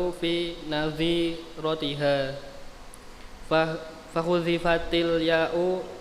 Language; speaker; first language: Arabic; non-native, learner; Indonesian